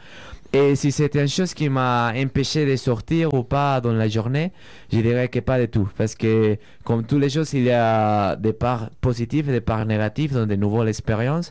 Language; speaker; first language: French; non-native, fluent; Spanish